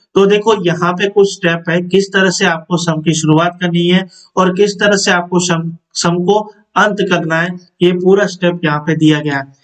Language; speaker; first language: Hindi; non-native, local second language; Gujarati